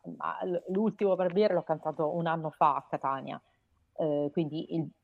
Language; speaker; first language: Italian; native; Italian